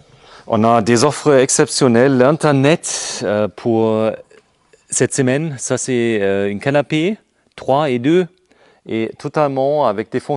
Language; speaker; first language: French; non-native, learner; German